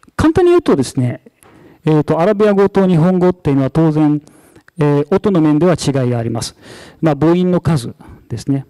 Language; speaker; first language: Japanese; non-native, fluent; Arabic